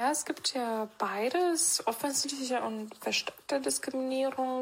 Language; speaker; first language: German; non-native, fluent; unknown